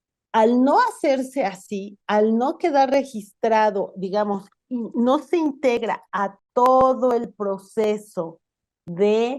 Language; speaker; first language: Spanish; native; Spanish